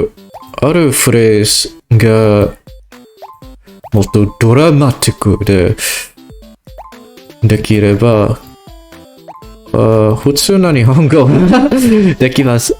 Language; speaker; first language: Japanese; non-native, learner; English